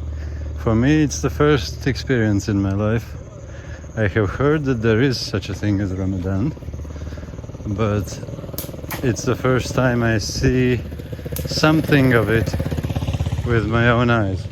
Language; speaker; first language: English; non-native, fluent; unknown